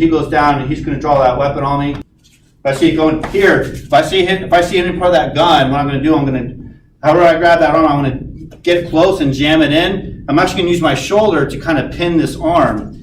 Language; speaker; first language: English; native; English